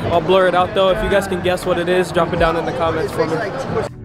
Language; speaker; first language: English; native; English